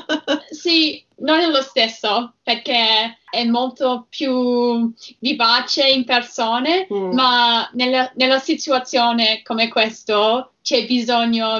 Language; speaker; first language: Italian; non-native, learner; English